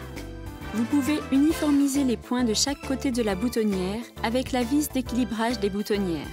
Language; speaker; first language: French; native; French